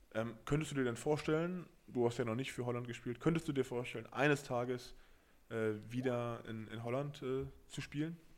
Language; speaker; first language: German; native; German